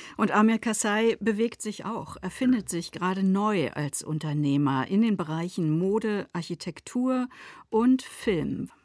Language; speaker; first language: German; native; German